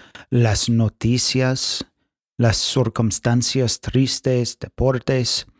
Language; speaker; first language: Spanish; non-native, fluent; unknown